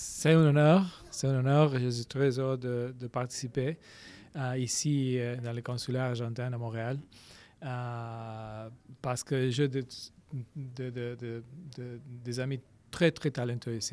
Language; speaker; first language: French; non-native, fluent; Spanish